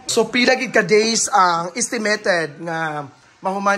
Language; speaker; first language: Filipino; non-native, local second language; Cebuano